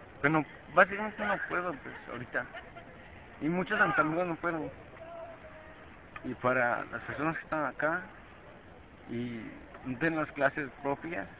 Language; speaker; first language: Spanish; early bilingual, heritage; Spanish